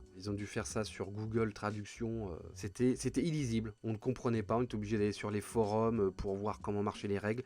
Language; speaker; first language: French; native; French